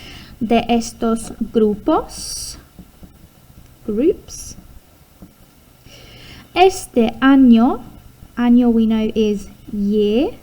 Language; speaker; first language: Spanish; non-native, fluent; English